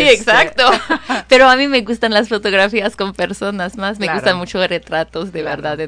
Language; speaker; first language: Spanish; non-native, fluent; English